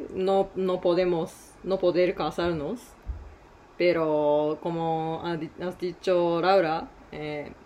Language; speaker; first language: Spanish; non-native, learner; Japanese